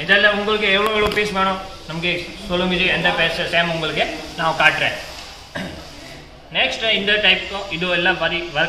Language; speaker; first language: Tamil; non-native, learner; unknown